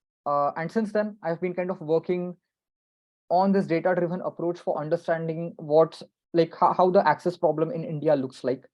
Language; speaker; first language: English; non-native, local second language; Marathi